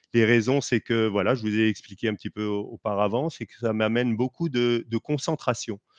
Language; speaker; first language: French; native; French